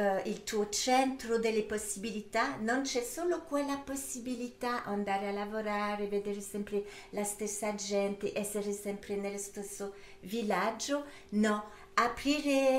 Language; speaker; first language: Italian; early bilingual, heritage; French